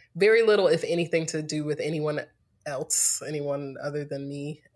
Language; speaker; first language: English; native; English